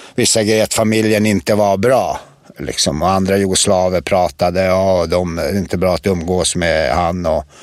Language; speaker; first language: Swedish; early bilingual, other home language; Bosnian